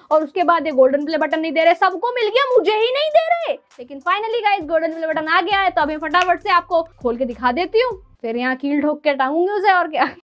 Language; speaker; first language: Hindi; native; Hindi